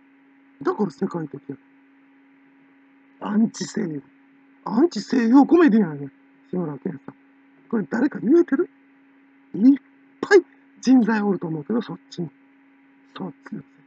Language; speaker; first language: Japanese; native; Japanese